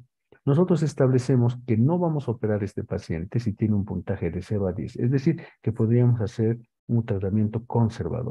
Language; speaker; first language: Spanish; native; Spanish